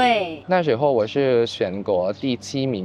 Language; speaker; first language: Chinese; non-native, fluent; Thai